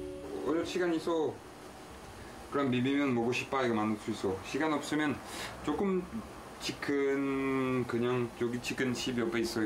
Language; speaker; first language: Korean; non-native, learner; French